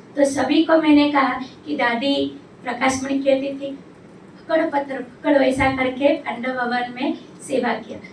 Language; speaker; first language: Hindi; non-native, local second language; Odia